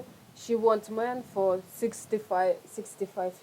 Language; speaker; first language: English; non-native, learner; Russian